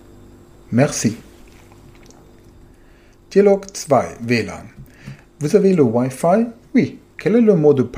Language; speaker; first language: French; non-native, fluent; German